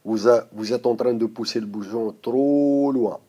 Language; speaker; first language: French; non-native, local second language; Arabic